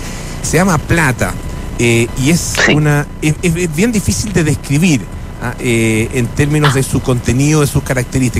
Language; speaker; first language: Spanish; native; Spanish